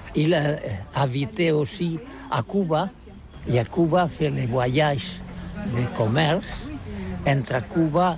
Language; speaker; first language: French; non-native, learner; Catalan